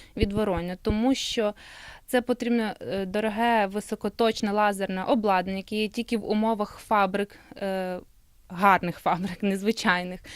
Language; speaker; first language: Ukrainian; native; Ukrainian